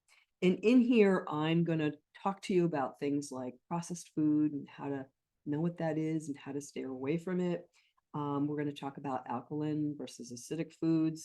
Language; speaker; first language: English; native; English